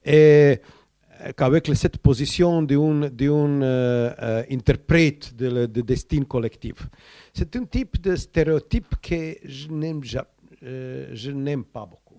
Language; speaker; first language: French; non-native, learner; Croatian